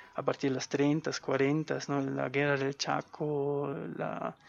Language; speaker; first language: Spanish; non-native, fluent; German